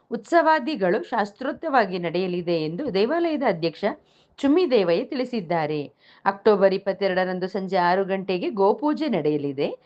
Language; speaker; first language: Kannada; non-native, local second language; Kodava